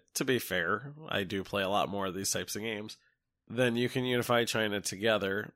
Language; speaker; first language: English; native; English